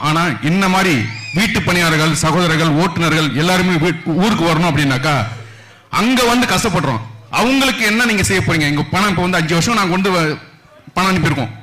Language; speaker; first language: Tamil; native; Tamil